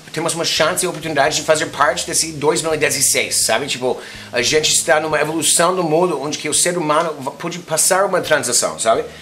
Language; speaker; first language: Portuguese; non-native, fluent; English